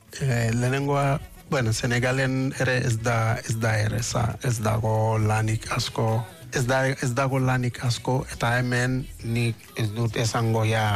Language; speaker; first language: Basque; non-native, fluent; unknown